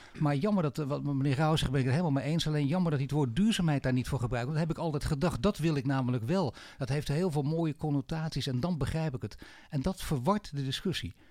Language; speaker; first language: Dutch; native; Dutch